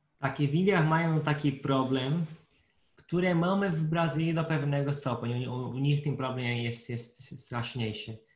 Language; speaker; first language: Polish; non-native, fluent; Portuguese